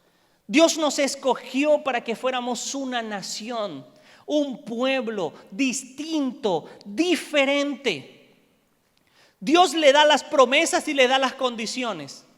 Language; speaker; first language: Spanish; native; Spanish